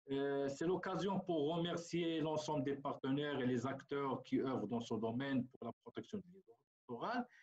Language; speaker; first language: French; non-native, local second language; Arabic